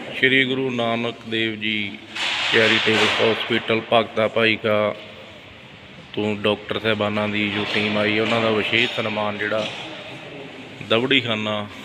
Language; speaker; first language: Punjabi; native; Punjabi